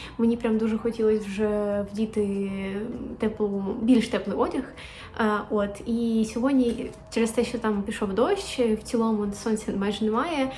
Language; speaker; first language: Ukrainian; native; Ukrainian